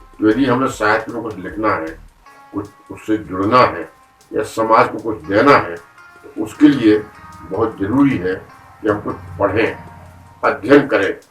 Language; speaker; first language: Hindi; native; Hindi